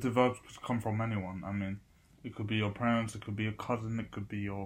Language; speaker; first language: English; native; English